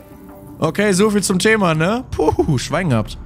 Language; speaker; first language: German; native; German